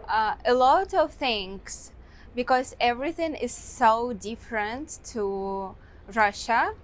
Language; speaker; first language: English; non-native, fluent; Russian